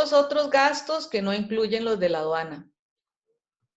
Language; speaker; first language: Spanish; native; Spanish